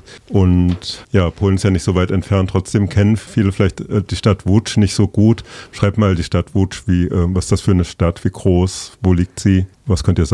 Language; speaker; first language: German; native; German